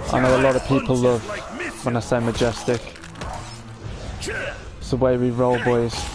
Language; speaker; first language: English; native; English